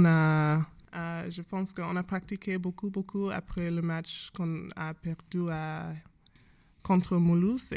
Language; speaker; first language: French; non-native, learner; English